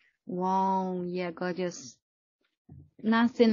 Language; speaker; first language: English; non-native, fluent; Chinese